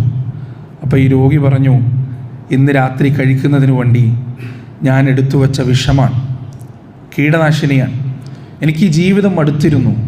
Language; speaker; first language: Malayalam; native; Malayalam